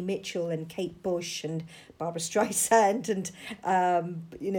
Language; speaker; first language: English; native; English